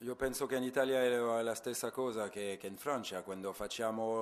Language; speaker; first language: Italian; non-native, fluent; French